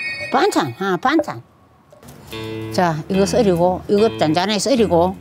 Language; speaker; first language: Korean; native; Korean